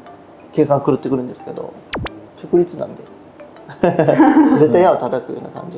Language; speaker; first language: Japanese; native; Japanese